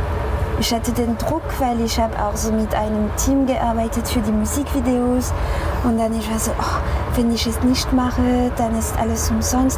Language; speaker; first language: German; non-native, fluent; French